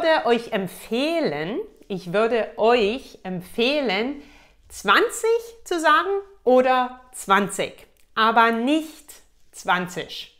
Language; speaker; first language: German; native; German